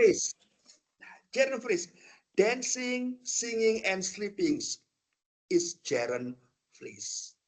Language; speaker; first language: English; non-native, fluent; Indonesian